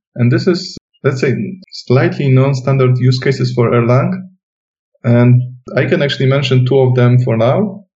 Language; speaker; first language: English; non-native, fluent; Polish